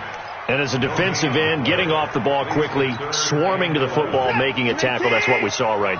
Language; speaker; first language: English; native; English